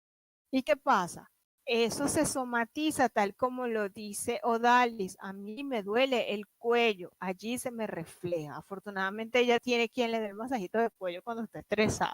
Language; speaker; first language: Spanish; native; Spanish